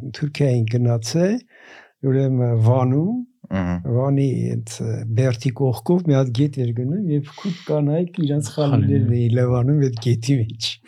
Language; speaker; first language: Armenian; native; Armenian